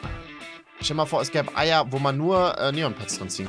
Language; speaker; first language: German; native; German